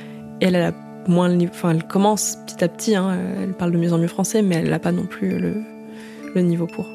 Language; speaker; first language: French; early bilingual, other home language; Indonesian